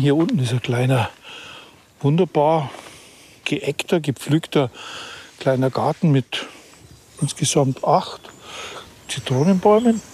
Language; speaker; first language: German; native; German